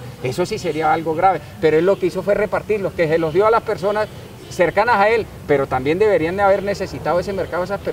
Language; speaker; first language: Spanish; native; Spanish